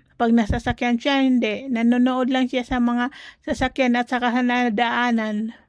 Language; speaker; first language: Filipino; non-native, local second language; Cebuano